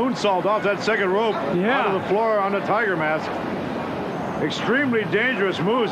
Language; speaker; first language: English; native; English